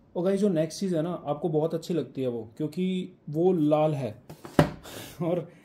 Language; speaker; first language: Hindi; non-native, local second language; Punjabi